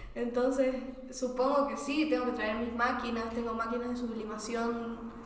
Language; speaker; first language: Spanish; native; Spanish